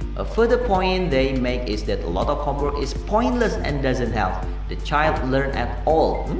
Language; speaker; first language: English; non-native, fluent; Indonesian